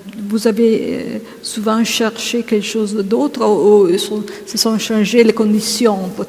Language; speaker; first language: French; non-native, fluent; Italian